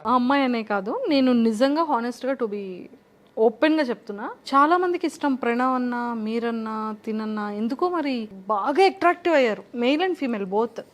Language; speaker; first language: Telugu; native; Telugu